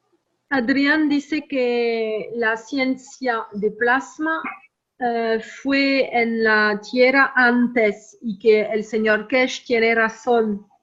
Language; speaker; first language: Spanish; non-native, fluent; French